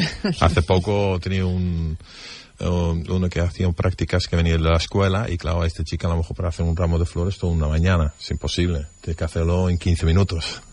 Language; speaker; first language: Spanish; non-native, fluent; Dutch